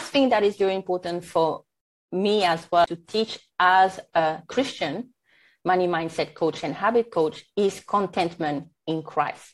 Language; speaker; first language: English; non-native, fluent; French